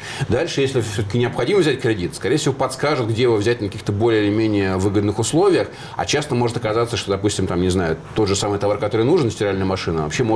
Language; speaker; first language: Russian; native; Russian